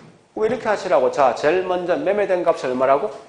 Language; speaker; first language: Korean; native; Korean